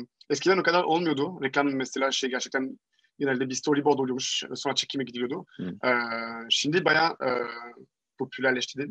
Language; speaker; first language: Turkish; non-native, fluent; French